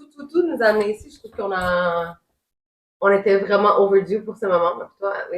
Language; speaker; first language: French; native; French